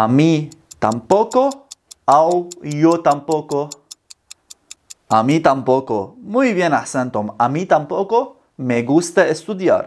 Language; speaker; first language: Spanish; non-native, fluent; Arabic